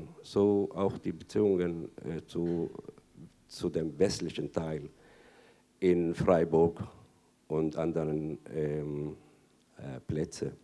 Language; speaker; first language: German; non-native, fluent; Arabic